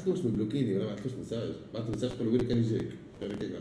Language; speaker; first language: Arabic; native; Arabic